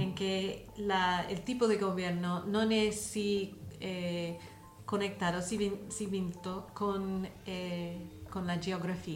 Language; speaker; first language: Italian; non-native, learner; English